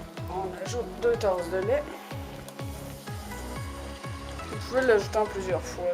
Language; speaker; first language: French; native; French